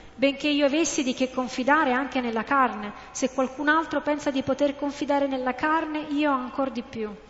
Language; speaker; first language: Italian; non-native, fluent; English